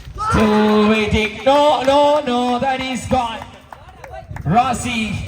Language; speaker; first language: English; non-native, local second language; Malayalam